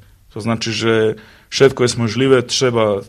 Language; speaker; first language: Polish; non-native, learner; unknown